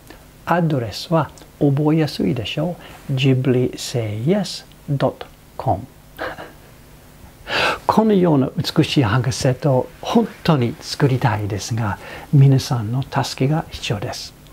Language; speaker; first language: Japanese; non-native, fluent; English